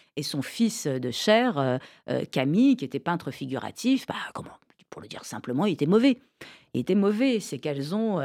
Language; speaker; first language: French; early bilingual, other home language; Persian